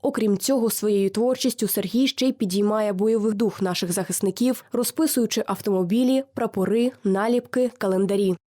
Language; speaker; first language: Ukrainian; native; Ukrainian